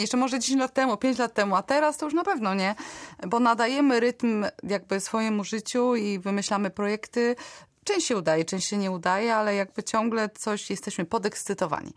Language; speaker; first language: Polish; native; Polish